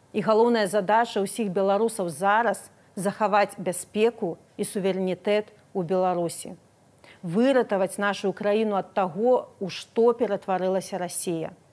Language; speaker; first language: Belarusian; non-native, local second language; Russian